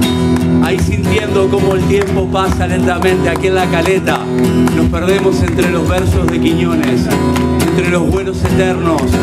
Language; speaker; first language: Spanish; native; Spanish